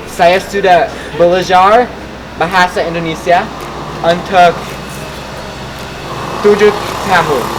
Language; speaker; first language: Indonesian; non-native, local second language; English